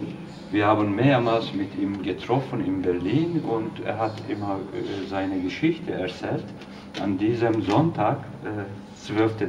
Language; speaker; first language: German; non-native, fluent; Turkish